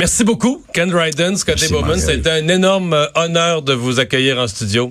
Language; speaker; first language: French; native; French